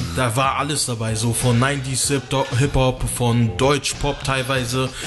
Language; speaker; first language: German; early bilingual, other home language; Portuguese